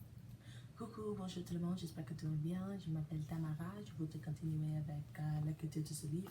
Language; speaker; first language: French; non-native, learner; English